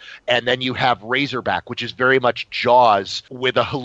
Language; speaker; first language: English; native; English